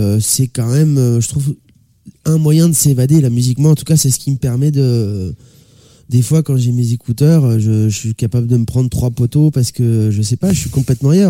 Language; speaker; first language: French; native; French